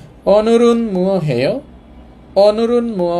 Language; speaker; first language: Korean; non-native, fluent; Bangla